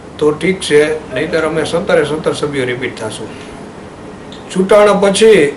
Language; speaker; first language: Gujarati; native; Gujarati